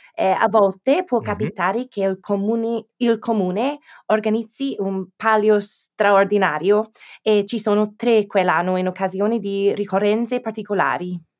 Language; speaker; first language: Italian; non-native, fluent; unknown